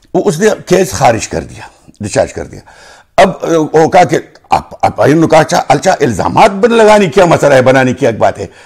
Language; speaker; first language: Urdu; non-native, local second language; Pashto